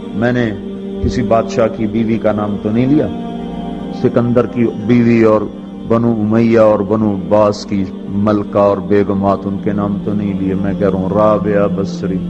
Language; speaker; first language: Urdu; non-native, local second language; Punjabi